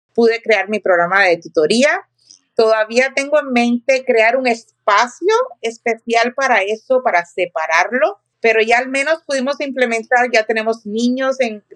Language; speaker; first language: Spanish; native; Spanish